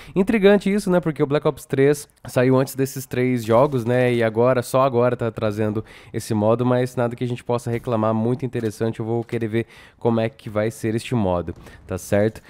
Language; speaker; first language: Portuguese; native; Portuguese